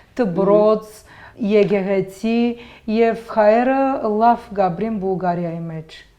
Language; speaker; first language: Armenian; early bilingual, heritage; Armenian